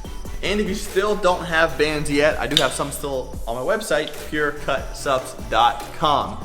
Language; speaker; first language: English; native; English